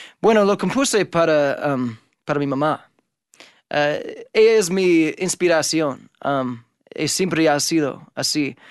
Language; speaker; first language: Spanish; non-native, fluent; English